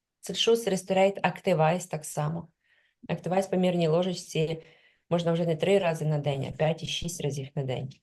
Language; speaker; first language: Ukrainian; non-native, local second language; Russian